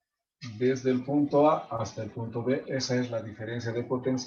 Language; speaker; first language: Spanish; native; Spanish